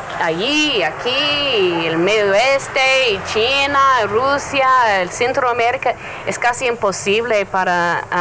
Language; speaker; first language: Spanish; non-native, learner; English